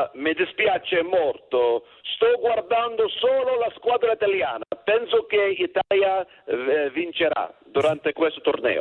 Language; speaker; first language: Italian; non-native, learner; English